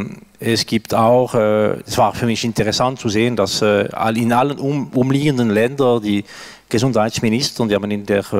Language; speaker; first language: German; non-native, local second language; French